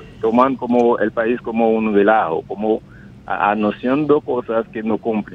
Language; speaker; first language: Spanish; non-native, fluent; Haitian Creole